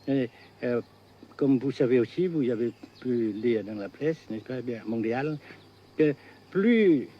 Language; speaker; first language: French; non-native, local second language; Vietnamese